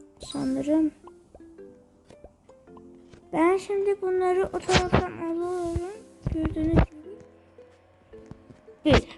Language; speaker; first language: Turkish; early bilingual, heritage; Turkish